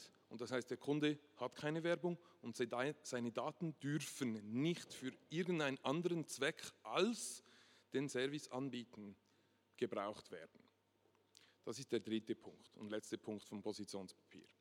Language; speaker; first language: German; non-native, local second language; French